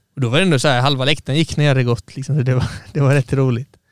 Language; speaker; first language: Swedish; native; Swedish